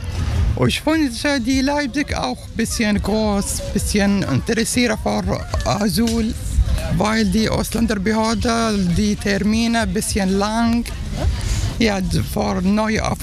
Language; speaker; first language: German; non-native, learner; Arabic